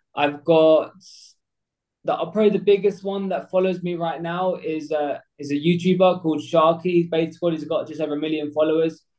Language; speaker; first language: English; native; English